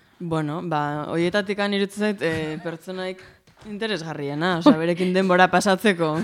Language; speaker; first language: Basque; native; Basque